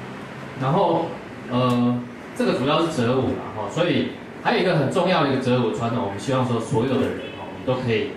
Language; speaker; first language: Chinese; native; Chinese